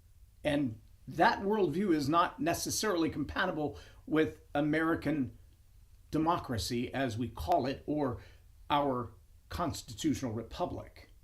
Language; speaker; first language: English; native; English